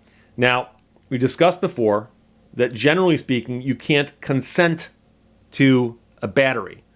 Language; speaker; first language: English; native; English